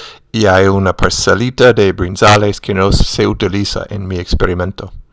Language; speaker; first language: Spanish; non-native, fluent; English